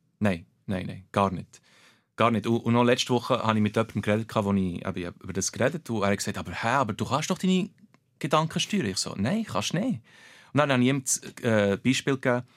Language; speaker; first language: German; early bilingual, other home language; Portuguese